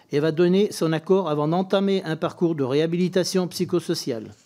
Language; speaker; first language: French; native; French